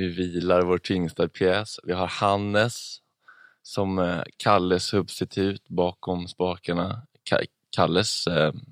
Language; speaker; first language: Swedish; native; Swedish